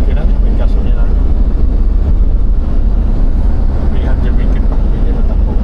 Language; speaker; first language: Filipino; non-native, learner; Chinese